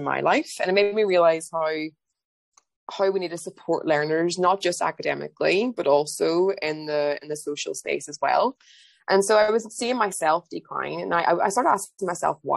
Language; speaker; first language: English; native; English